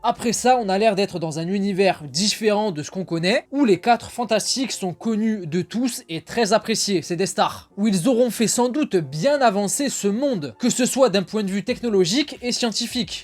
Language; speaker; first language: French; native; French